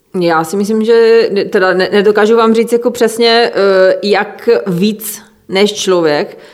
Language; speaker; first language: Czech; non-native, fluent; Italian